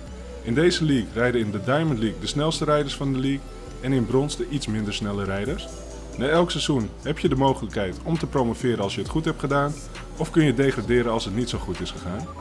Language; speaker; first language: Dutch; native; Dutch